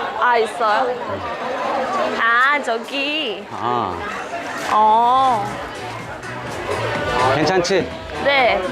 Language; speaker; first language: Korean; non-native, learner; Vietnamese